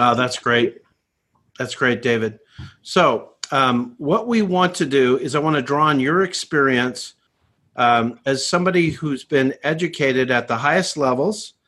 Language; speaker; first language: English; native; English